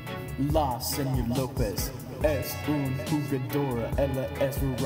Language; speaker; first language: Spanish; non-native, learner; English